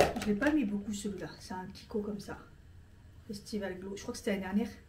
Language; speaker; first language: French; native; French